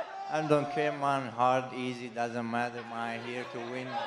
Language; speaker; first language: English; non-native, learner; Chechen